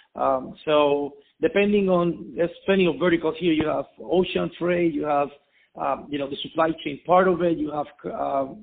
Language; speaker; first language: English; non-native, fluent; Spanish